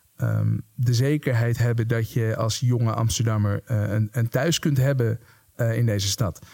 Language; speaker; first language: Dutch; native; Dutch